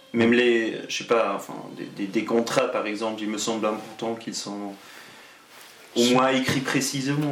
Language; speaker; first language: French; non-native, local second language; German